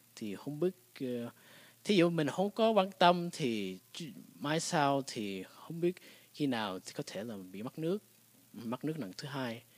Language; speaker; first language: Vietnamese; early bilingual, heritage; Vietnamese